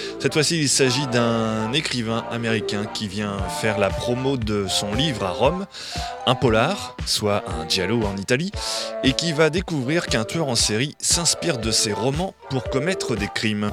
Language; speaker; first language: French; native; French